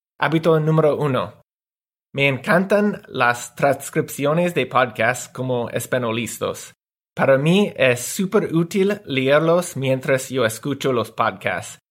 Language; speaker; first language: Spanish; non-native, learner; English